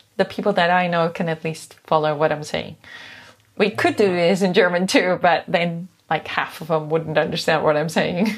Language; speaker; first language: English; non-native, fluent; Dutch